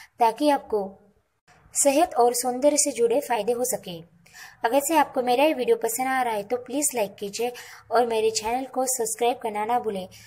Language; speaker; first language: Hindi; non-native, local second language; Marathi